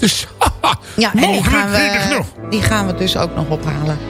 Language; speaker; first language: Dutch; native; Dutch